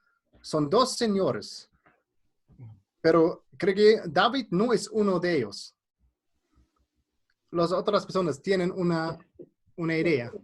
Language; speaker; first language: Spanish; non-native, fluent; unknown